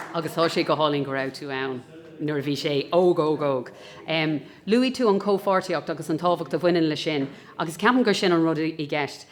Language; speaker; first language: Irish; native; Irish